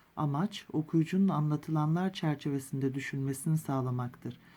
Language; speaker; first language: Turkish; native; Turkish